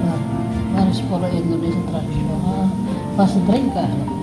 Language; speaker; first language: Dutch; non-native, learner; Indonesian